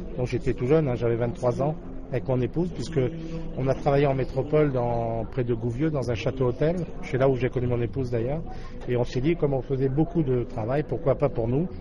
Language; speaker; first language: French; native; French